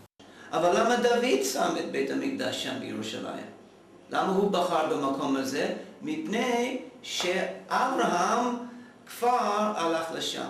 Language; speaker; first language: Hebrew; non-native, fluent; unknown